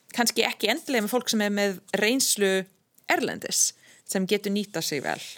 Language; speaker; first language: Icelandic; non-native, fluent; English